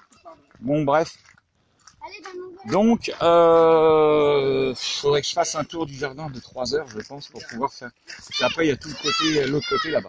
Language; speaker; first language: French; native; French